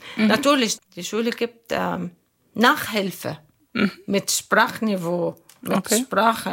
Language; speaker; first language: German; non-native, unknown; Arabic